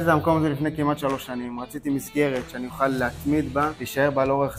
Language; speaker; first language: Hebrew; native; Hebrew